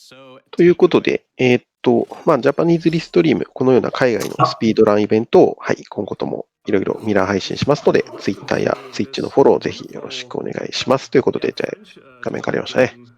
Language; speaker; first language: Japanese; native; Japanese